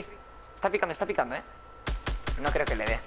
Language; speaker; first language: Spanish; native; Spanish